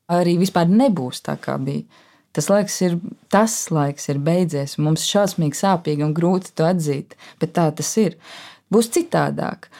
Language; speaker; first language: Latvian; native; Latvian